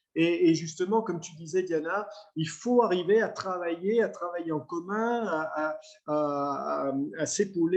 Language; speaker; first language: French; native; French